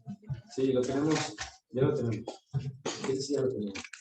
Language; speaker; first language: Spanish; native; Spanish